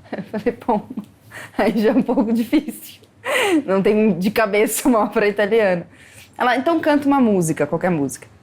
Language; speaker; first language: Portuguese; native; Portuguese